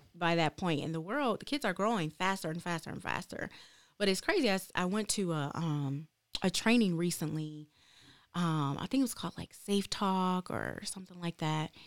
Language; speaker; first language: English; native; English